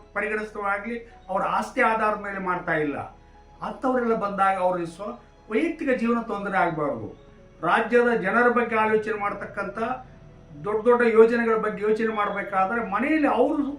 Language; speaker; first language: Kannada; native; Kannada